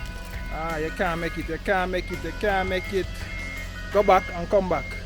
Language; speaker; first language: English; native; English